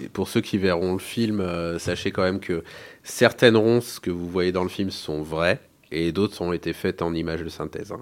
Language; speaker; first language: French; native; French